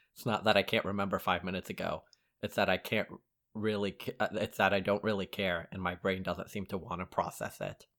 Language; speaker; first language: English; early bilingual, other home language; Arabic